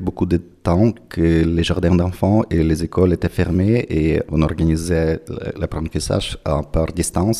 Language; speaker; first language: French; non-native, fluent; Ukrainian